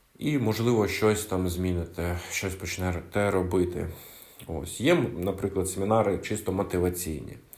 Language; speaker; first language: Ukrainian; non-native, local second language; Russian